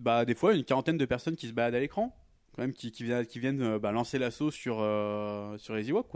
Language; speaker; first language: French; native; French